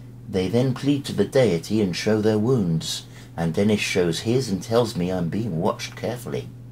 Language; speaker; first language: English; native; English